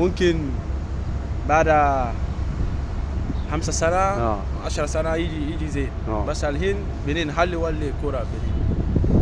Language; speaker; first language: Arabic; non-native, learner; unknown